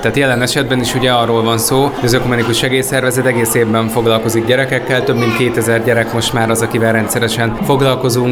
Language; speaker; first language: Hungarian; native; Hungarian